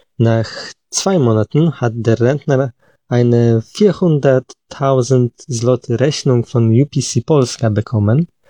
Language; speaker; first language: German; non-native, fluent; Polish